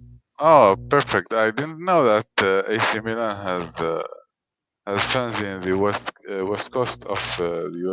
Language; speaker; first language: English; non-native, learner; French